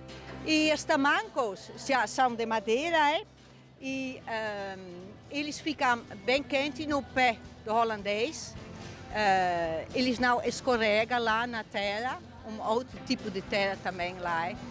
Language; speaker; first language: Portuguese; non-native, fluent; Dutch